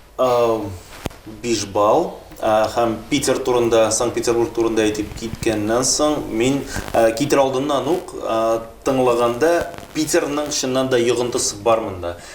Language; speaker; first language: Tatar; native; Tatar